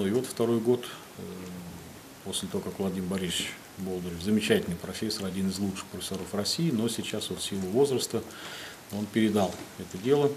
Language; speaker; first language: Russian; native; Russian